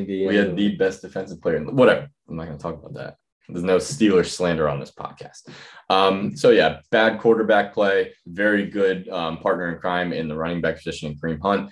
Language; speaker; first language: English; native; English